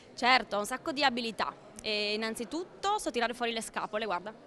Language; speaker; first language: Italian; native; Italian